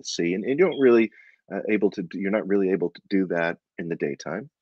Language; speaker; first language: English; native; English